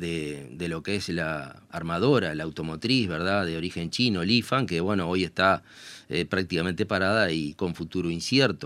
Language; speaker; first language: Spanish; native; Spanish